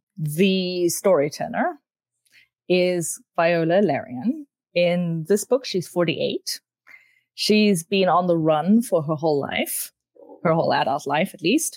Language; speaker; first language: English; native; English